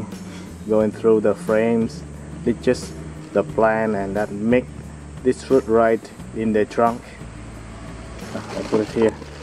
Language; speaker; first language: English; non-native, fluent; Vietnamese